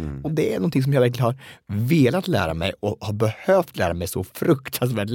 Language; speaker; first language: Swedish; native; Swedish